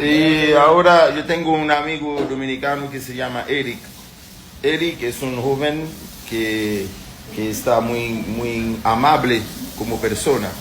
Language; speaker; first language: Spanish; non-native, learner; Haitian Creole